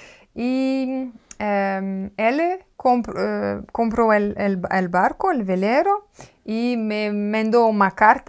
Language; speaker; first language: Spanish; non-native, learner; French